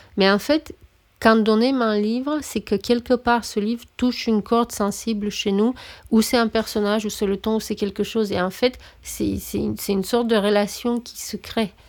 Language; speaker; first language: French; non-native, fluent; Romanian